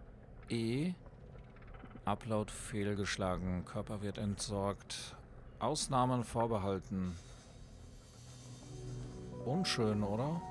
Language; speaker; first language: German; native; German